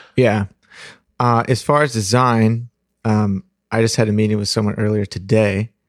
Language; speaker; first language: English; native; English